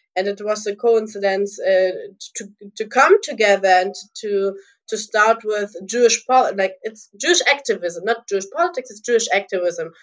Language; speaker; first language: English; early bilingual, other home language; Russian